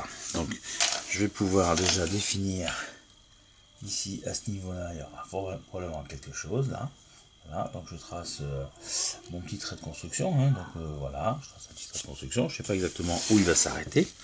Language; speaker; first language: French; native; French